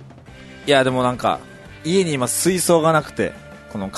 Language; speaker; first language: Japanese; native; Japanese